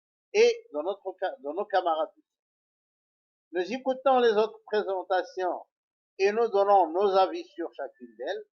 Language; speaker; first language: French; non-native, local second language; Arabic